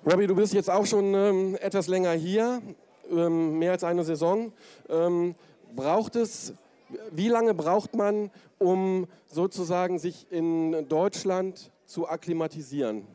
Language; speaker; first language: German; native; German